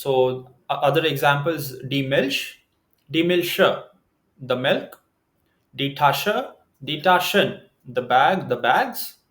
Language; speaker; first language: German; non-native, learner; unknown